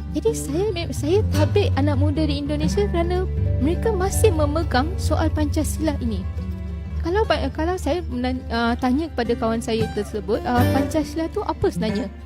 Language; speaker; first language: Malay; native; Malay